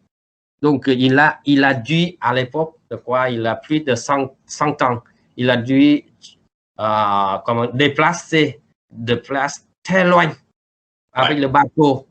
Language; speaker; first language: French; non-native, learner; Vietnamese